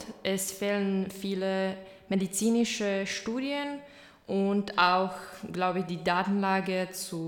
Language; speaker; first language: German; non-native, fluent; Czech